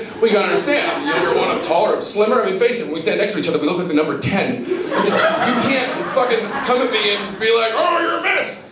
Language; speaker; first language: English; native; English